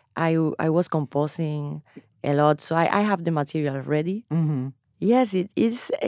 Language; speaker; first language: English; non-native, fluent; Spanish